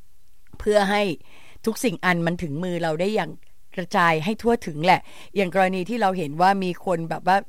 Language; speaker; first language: Thai; native; Thai